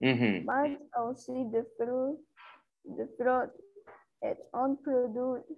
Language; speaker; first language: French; non-native, learner; Spanish